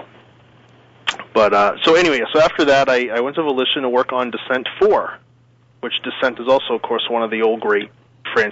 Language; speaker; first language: English; native; English